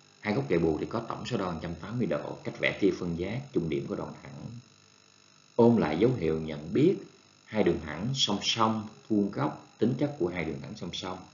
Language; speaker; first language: Vietnamese; native; Vietnamese